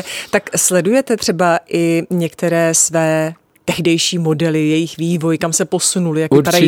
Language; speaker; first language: Czech; native; Czech